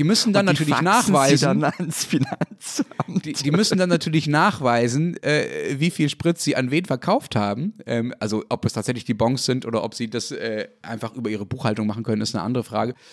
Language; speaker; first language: German; native; German